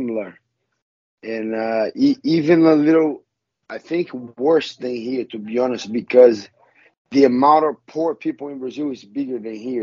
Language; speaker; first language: English; non-native, learner; Portuguese